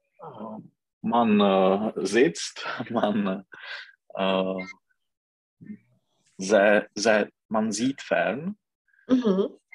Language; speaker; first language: German; non-native, learner; Czech